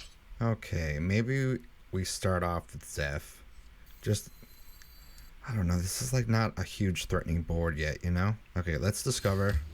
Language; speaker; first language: English; native; English